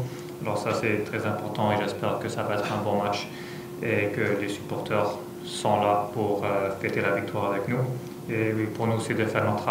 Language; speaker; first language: French; non-native, fluent; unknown